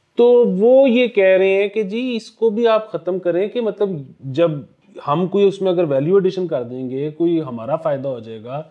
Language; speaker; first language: Urdu; native; Urdu